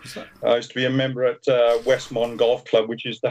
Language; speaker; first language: English; native; English